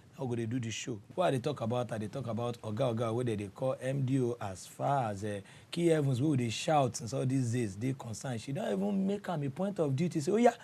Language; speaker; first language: Nigerian Pidgin; native; Nigerian Pidgin